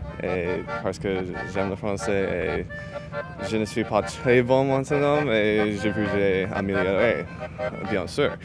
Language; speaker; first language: French; non-native, learner; English